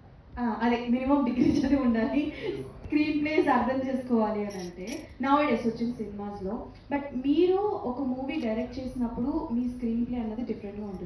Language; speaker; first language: Telugu; native; Telugu